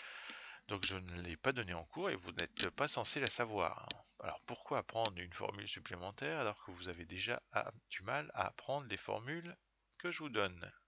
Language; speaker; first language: French; native; French